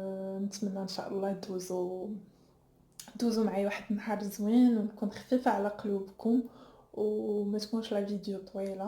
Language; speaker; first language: Arabic; native; Arabic